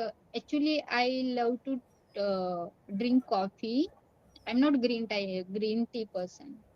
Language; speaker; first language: English; non-native, learner; Marathi